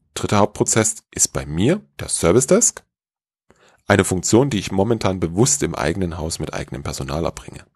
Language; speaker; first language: German; native; German